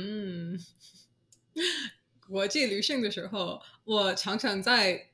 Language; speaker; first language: Chinese; non-native, learner; English